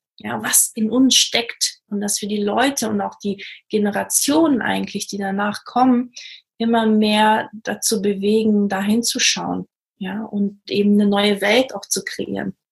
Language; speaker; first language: German; non-native, fluent; Portuguese